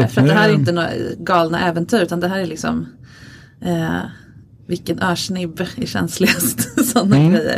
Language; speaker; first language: Swedish; native; Swedish